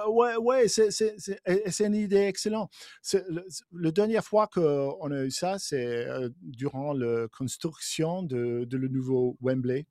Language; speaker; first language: French; non-native, fluent; English